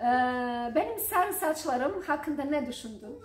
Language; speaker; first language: Turkish; non-native, learner; Croatian